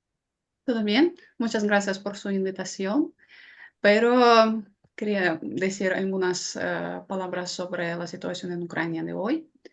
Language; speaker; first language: Spanish; non-native, fluent; Ukrainian